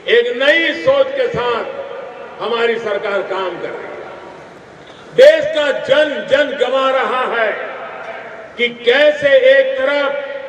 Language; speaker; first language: Hindi; non-native, local second language; Gujarati